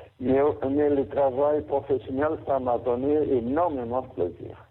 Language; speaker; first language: French; non-native, fluent; Portuguese